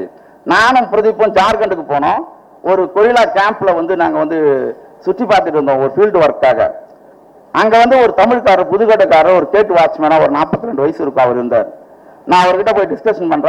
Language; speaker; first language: Tamil; native; Tamil